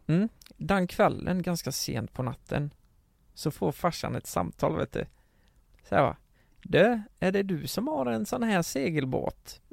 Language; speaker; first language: Swedish; native; Swedish